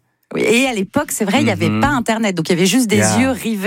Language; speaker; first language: French; native; French